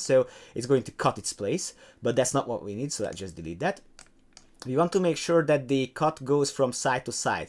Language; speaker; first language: English; non-native, fluent; Hungarian